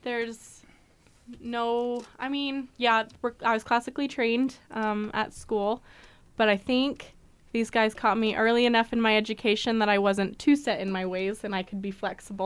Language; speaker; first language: English; early bilingual, other home language; Portuguese